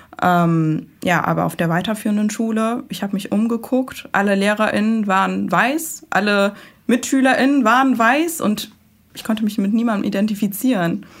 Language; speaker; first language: German; early bilingual, other home language; Persian